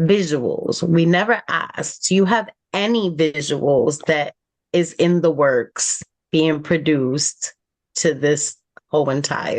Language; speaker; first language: English; native; English